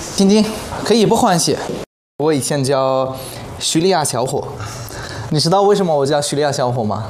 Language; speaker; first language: Chinese; non-native, fluent; Arabic